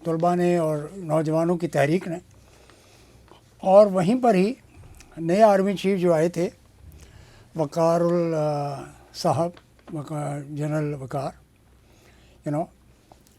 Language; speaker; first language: Urdu; native; Urdu